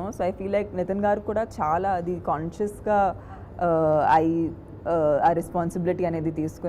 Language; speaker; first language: Telugu; non-native, fluent; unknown